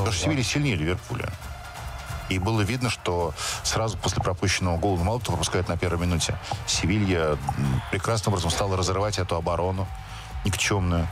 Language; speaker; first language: Russian; native; Russian